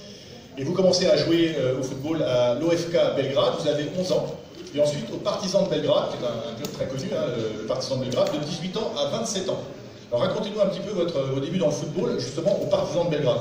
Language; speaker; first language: French; native; French